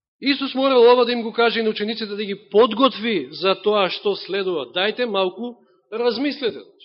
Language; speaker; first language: Macedonian; native; Macedonian